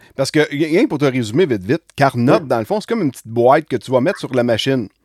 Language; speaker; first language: French; native; French